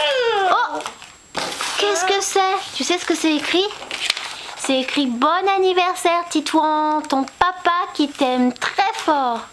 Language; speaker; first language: French; native; French